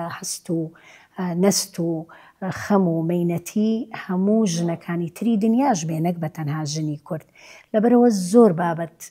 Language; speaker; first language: Central Kurdish; native; Central Kurdish